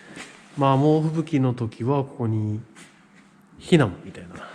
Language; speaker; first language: Japanese; native; Japanese